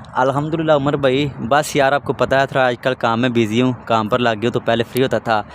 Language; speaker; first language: Urdu; non-native, local second language; Punjabi